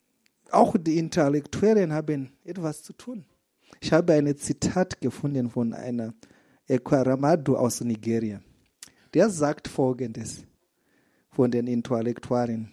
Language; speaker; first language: German; non-native, fluent; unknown